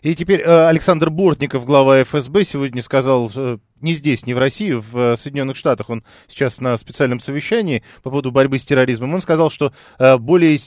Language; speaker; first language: Russian; native; Russian